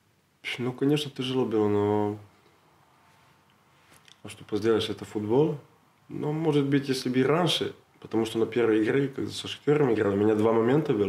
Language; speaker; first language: Russian; non-native, learner; Serbian